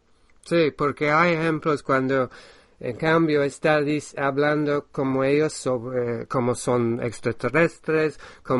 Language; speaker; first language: Spanish; non-native, fluent; English